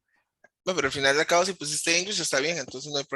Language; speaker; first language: Spanish; native; Spanish